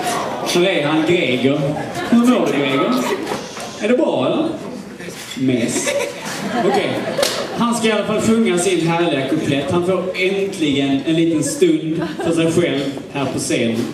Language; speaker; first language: Swedish; native; Swedish